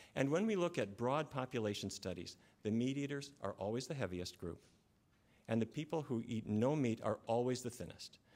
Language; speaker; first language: English; native; English